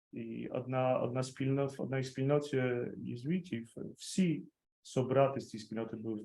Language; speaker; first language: Ukrainian; non-native, fluent; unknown